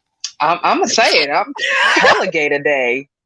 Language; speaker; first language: English; native; English